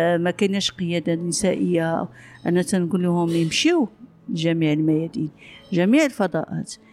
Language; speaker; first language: Arabic; native; Arabic